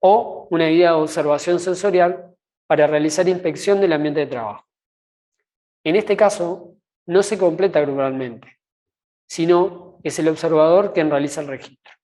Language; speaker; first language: Spanish; native; Spanish